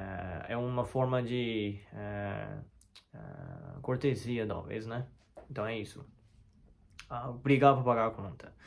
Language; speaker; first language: Portuguese; non-native, learner; Chinese